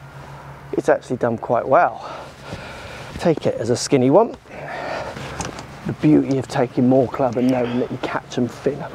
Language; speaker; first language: English; native; English